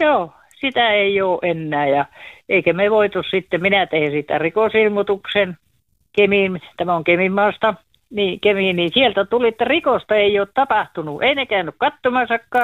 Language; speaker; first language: Finnish; native; Finnish